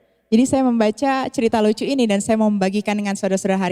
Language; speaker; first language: Indonesian; native; Indonesian